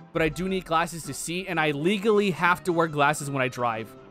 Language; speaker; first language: English; native; English